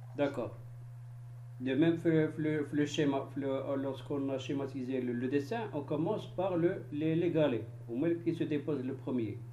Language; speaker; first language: French; non-native, local second language; Arabic